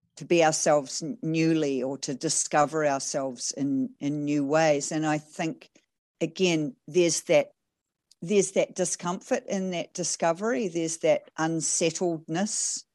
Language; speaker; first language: English; native; English